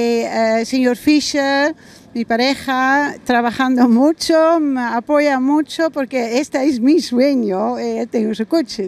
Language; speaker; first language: Spanish; non-native, learner; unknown